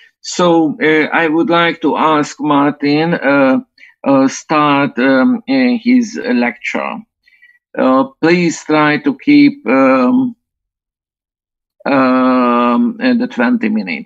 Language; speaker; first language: English; non-native, fluent; Hungarian